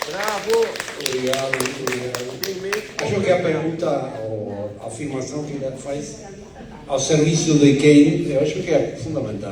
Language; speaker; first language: Portuguese; non-native, fluent; Spanish